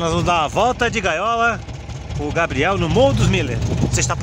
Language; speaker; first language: Portuguese; native; Portuguese